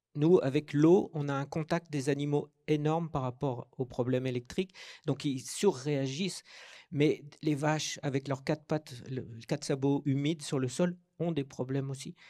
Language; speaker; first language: French; native; French